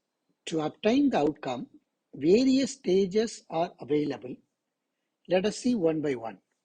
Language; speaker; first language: English; non-native, local second language; Tamil